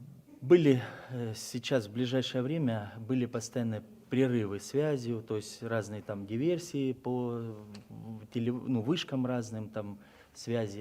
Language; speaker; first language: Russian; native; Russian